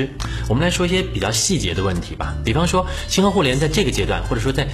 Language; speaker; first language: Chinese; native; Chinese